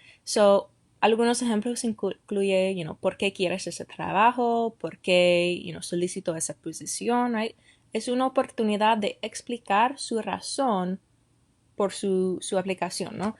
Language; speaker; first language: Spanish; non-native, fluent; English